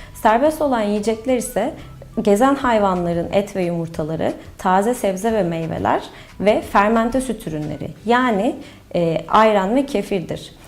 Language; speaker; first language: Turkish; native; Turkish